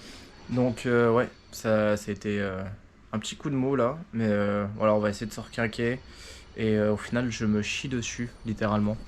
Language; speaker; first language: French; native; French